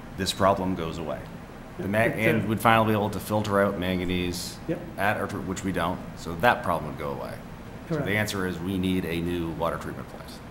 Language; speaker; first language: English; native; English